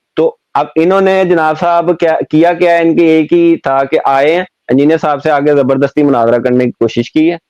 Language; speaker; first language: Urdu; non-native, local second language; Punjabi